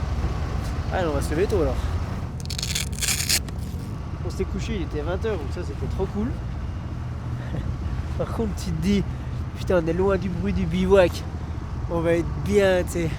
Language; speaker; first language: French; native; French